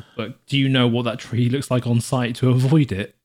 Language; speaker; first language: English; native; English